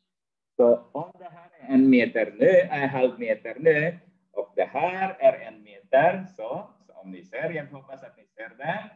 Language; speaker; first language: Swedish; non-native, fluent; Arabic